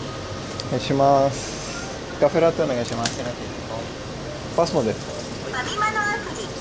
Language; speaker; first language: Japanese; non-native, learner; English